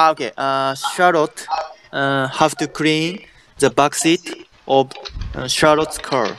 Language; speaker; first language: English; non-native, learner; Japanese